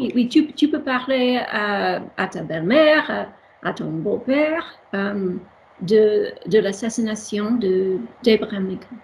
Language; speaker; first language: French; non-native, learner; English